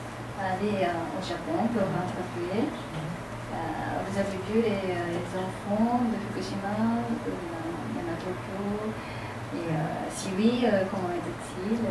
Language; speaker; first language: French; non-native, learner; Japanese